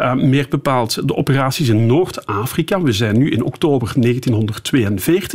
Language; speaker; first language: Dutch; native; Dutch